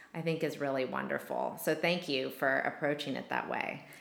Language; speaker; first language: English; native; English